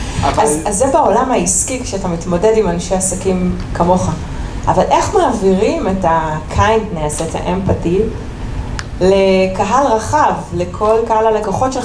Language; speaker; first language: Hebrew; native; Hebrew